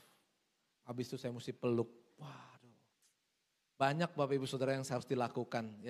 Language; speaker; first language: Indonesian; native; Indonesian